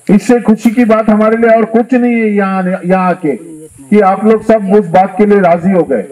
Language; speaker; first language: Hindi; non-native, local second language; Marathi